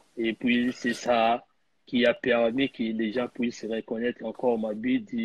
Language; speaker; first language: French; non-native, local second language; Lingala